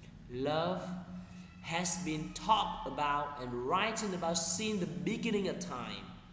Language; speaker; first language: English; non-native, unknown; Vietnamese